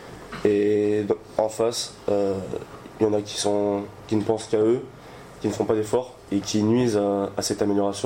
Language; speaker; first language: French; native; French